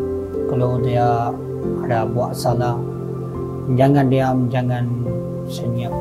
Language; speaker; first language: Indonesian; non-native, learner; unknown